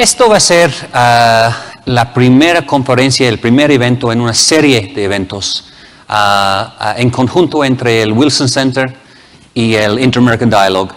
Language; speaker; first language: Spanish; non-native, fluent; English